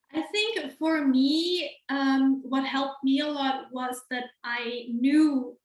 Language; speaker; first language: English; non-native, fluent; German